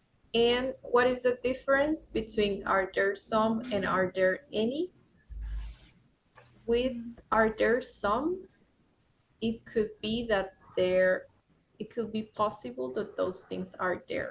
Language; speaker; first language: English; non-native, fluent; Spanish